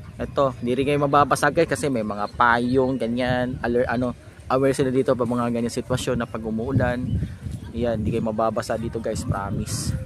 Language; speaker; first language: Filipino; non-native, local second language; Cebuano